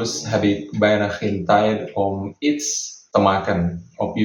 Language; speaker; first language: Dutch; non-native, fluent; Indonesian